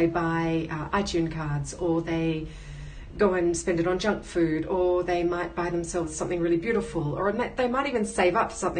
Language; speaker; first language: English; native; English